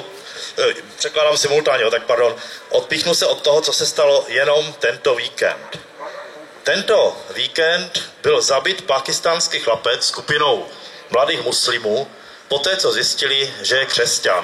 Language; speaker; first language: Czech; native; Czech